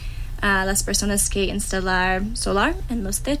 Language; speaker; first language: Spanish; non-native, learner; English